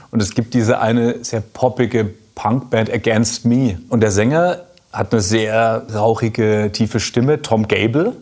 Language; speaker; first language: German; native; German